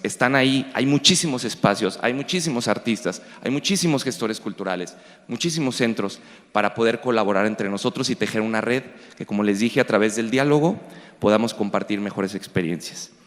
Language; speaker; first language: Spanish; native; Spanish